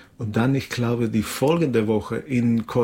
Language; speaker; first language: German; non-native, fluent; Spanish